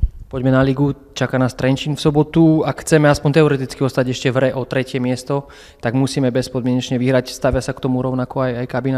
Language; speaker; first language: Slovak; native; Slovak